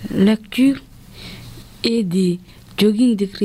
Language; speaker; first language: French; non-native, learner; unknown